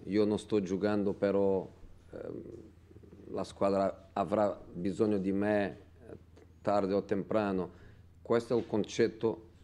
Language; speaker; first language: Italian; non-native, fluent; Portuguese